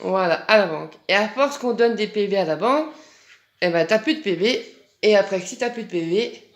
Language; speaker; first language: French; native; French